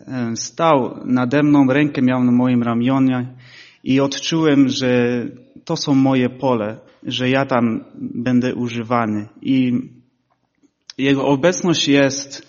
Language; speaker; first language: Polish; early bilingual, heritage; Polish